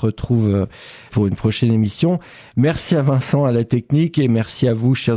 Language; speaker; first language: French; native; French